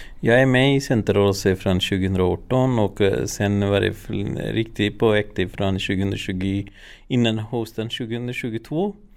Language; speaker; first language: Swedish; non-native, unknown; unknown